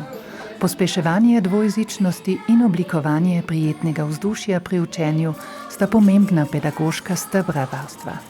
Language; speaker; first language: Slovenian; native; Slovenian